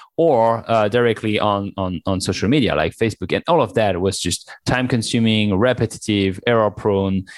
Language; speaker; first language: English; non-native, fluent; French